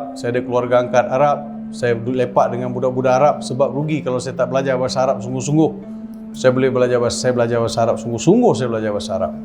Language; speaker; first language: Malay; non-native, local second language; Tamil